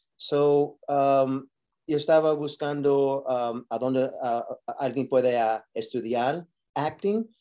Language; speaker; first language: Spanish; early bilingual, heritage; Spanish